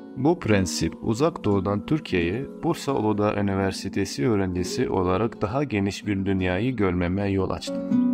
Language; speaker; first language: Turkish; non-native, fluent; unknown